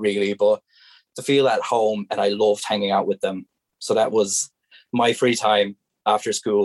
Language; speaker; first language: English; non-native, fluent; Hungarian